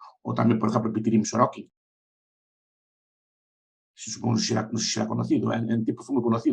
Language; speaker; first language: Spanish; native; Spanish